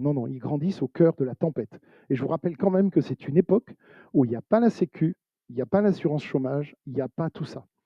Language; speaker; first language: French; native; French